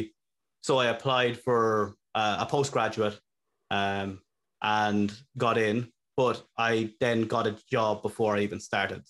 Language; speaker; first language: English; native; English